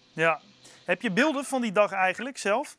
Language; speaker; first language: Dutch; native; Dutch